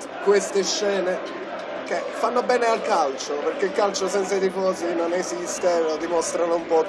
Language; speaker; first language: Italian; native; Italian